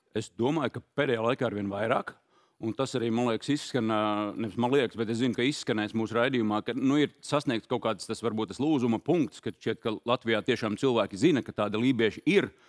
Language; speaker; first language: Latvian; native; Latvian